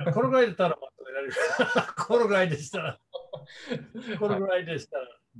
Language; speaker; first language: Japanese; non-native, fluent; English